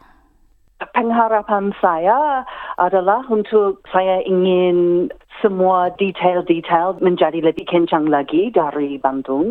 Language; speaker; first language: Indonesian; non-native, fluent; English